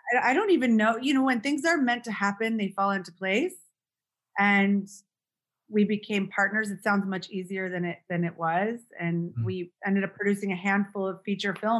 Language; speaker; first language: English; native; English